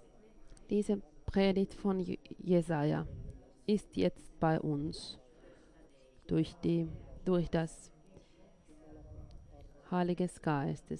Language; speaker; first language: German; non-native, fluent; Finnish